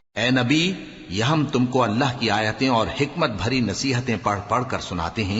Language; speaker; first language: Urdu; native; Urdu